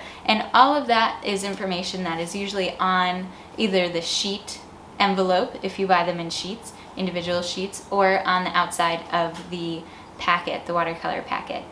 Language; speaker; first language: English; native; English